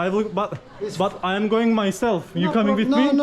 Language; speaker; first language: English; non-native, learner; Turkish